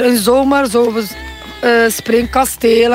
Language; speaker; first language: Dutch; non-native, learner; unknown